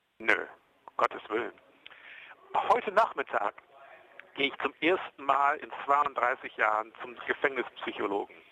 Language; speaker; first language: German; early bilingual, heritage; German